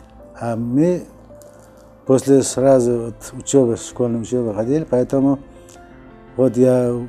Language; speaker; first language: Russian; non-native, local second language; Uzbek